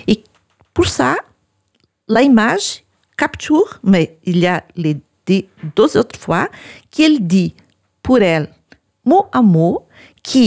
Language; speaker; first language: French; non-native, learner; Portuguese